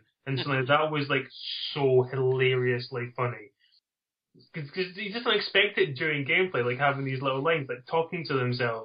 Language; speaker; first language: English; native; English